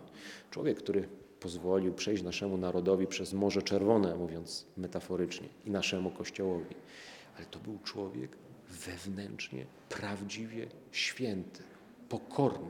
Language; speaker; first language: Polish; native; Polish